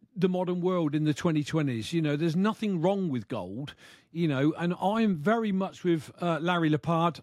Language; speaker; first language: English; native; English